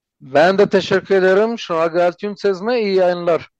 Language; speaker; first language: Turkish; non-native, fluent; Armenian